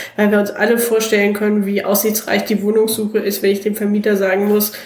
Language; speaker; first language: German; native; German